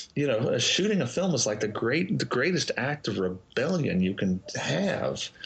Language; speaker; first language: English; native; English